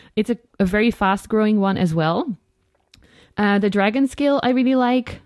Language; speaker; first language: English; non-native, fluent; Dutch